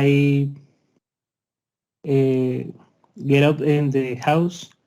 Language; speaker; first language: English; non-native, learner; Spanish